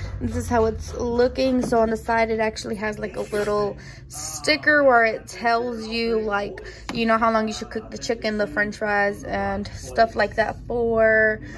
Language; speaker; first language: English; early bilingual, other home language; Spanish